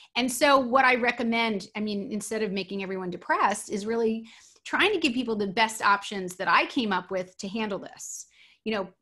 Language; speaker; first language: English; native; English